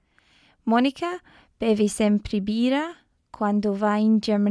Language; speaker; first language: Italian; non-native, learner; English